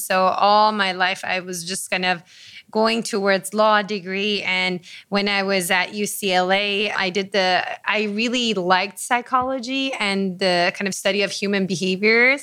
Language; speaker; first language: English; non-native, fluent; Persian